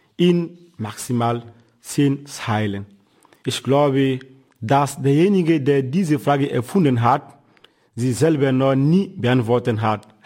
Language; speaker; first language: German; non-native, fluent; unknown